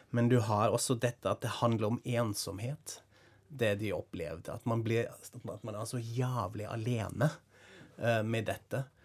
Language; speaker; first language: Norwegian; non-native, fluent; German